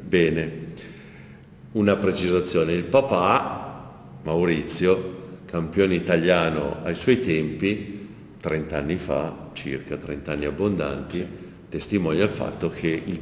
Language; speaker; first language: Italian; native; Italian